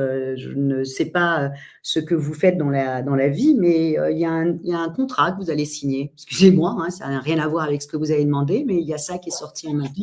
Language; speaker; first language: French; native; French